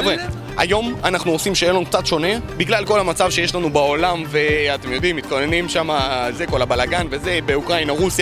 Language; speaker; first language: Hebrew; native; Hebrew